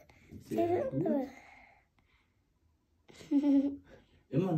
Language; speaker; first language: German; native; German